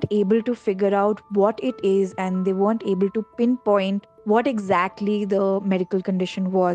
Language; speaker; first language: English; non-native, local second language; Hindi